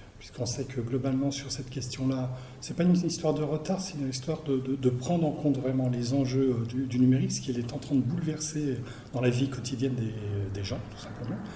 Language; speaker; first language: French; native; French